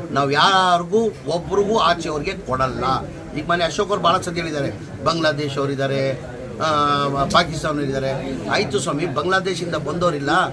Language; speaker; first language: Kannada; non-native, local second language; Urdu